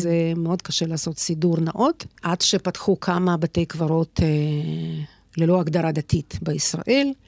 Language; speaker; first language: Hebrew; non-native, fluent; Russian